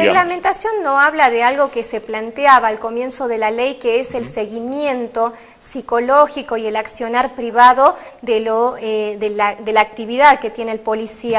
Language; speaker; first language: Spanish; native; Spanish